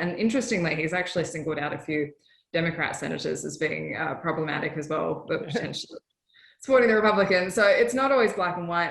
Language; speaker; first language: English; native; English